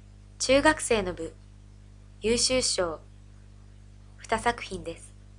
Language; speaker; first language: Japanese; native; Japanese